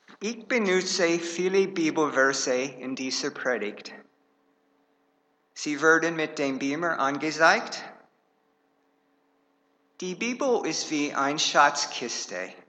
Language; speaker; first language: German; non-native, fluent; English